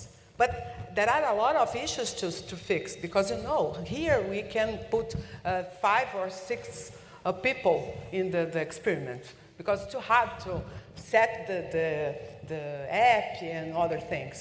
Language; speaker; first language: English; non-native, learner; Portuguese